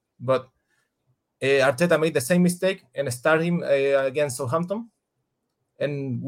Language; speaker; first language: English; non-native, fluent; Spanish